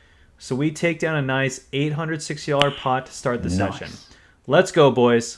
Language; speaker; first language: English; native; English